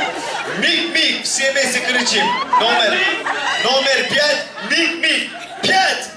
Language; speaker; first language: Russian; non-native, learner; Turkish